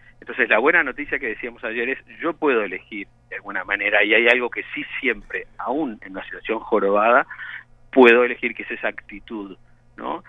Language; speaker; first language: Spanish; native; Spanish